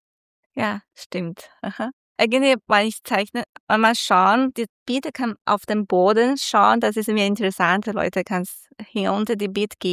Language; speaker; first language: German; non-native, learner; Chinese